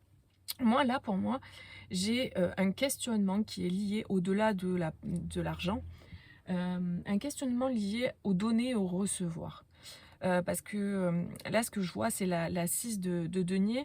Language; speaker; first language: French; native; French